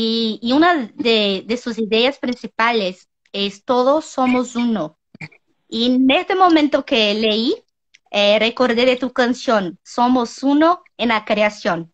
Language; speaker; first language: Spanish; non-native, learner; Portuguese